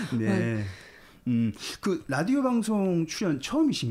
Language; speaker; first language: Korean; native; Korean